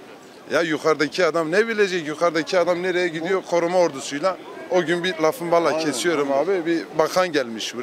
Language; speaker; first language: Turkish; native; Turkish